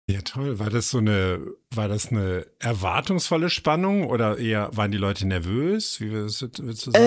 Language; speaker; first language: German; native; German